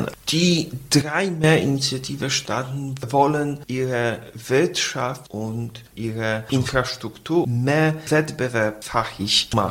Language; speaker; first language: German; non-native, fluent; Polish